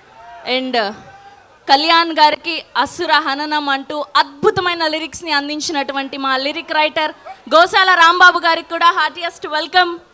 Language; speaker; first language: Telugu; native; Telugu